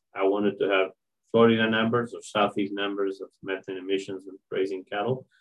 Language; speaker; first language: English; non-native, fluent; Spanish